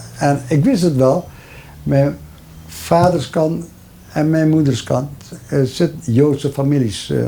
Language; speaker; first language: Dutch; early bilingual, other home language; Javanese